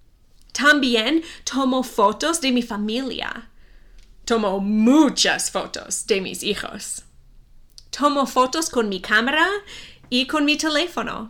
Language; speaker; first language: Spanish; non-native, fluent; English